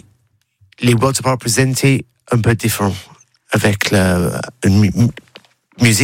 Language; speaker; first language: French; non-native, learner; English